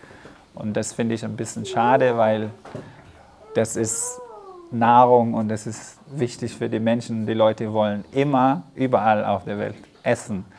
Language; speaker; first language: German; non-native, fluent; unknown